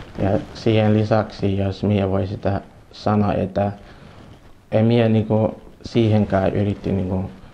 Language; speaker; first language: Finnish; non-native, learner; English